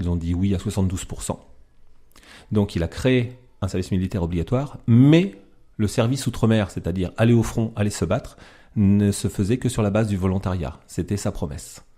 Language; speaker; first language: French; native; French